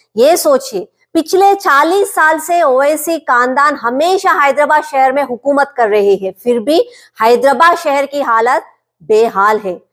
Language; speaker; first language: Hindi; non-native, local second language; Telugu